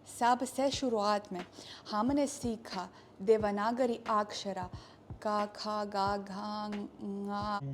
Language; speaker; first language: Hindi; non-native, fluent; Russian